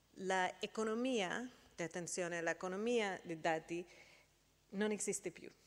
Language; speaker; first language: Italian; non-native, fluent; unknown